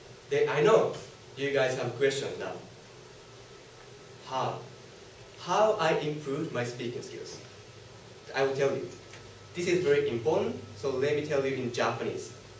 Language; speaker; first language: English; non-native, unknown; Japanese